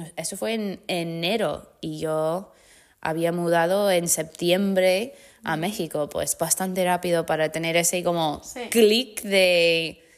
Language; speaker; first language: Spanish; non-native, fluent; English